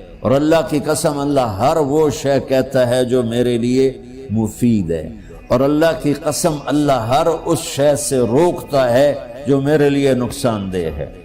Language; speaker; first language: Urdu; non-native, local second language; Punjabi